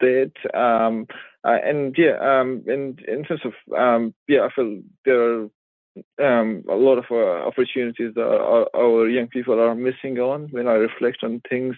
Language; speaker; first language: English; non-native, local second language; Persian